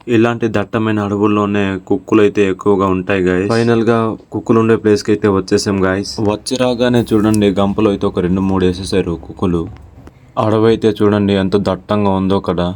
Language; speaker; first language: Telugu; non-native, local second language; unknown